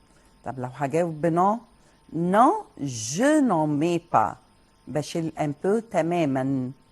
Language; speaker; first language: French; non-native, fluent; Arabic